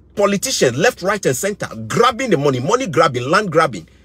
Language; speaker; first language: English; non-native, local second language; Akan